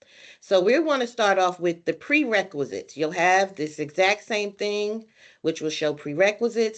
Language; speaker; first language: English; native; English